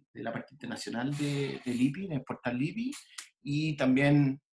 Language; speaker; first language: Spanish; native; Spanish